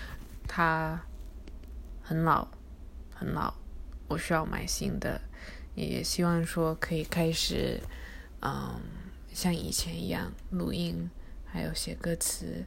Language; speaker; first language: Chinese; early bilingual, heritage; Chinese